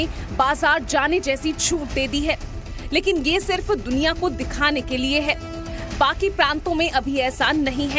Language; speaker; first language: Hindi; native; Hindi